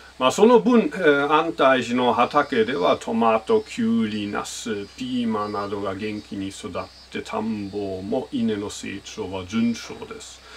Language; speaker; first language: Japanese; non-native, fluent; German